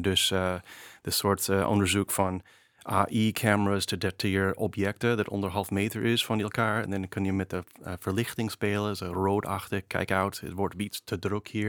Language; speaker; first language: Dutch; non-native, fluent; English